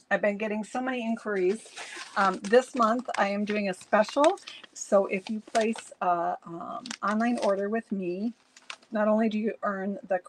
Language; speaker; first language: English; native; English